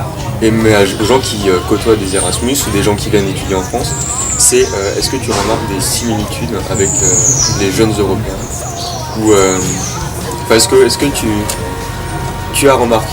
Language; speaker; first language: French; native; French